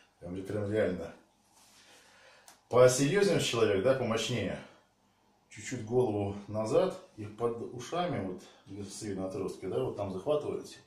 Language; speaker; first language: Russian; native; Russian